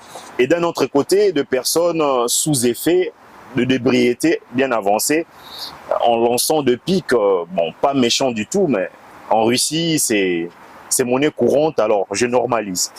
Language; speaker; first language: French; non-native, local second language; Lingala